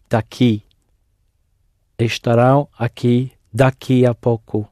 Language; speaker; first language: Portuguese; non-native, learner; English